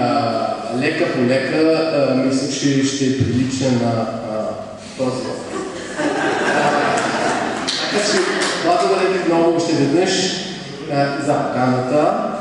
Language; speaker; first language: Bulgarian; non-native, fluent; French